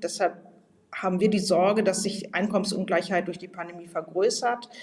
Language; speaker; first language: German; native; German